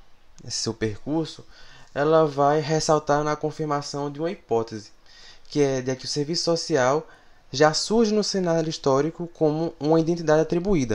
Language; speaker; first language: Portuguese; native; Portuguese